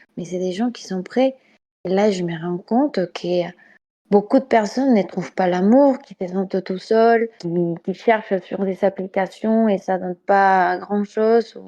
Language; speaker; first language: French; non-native, fluent; Spanish